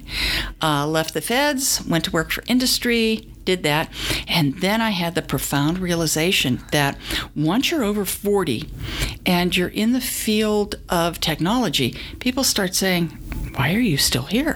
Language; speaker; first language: English; native; English